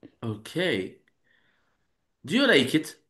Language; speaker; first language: English; non-native, learner; French